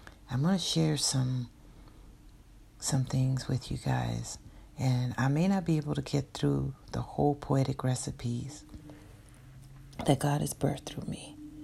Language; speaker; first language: English; native; English